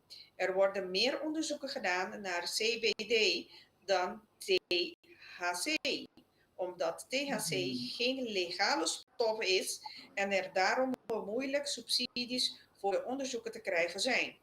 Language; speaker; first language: Dutch; non-native, local second language; Papiamento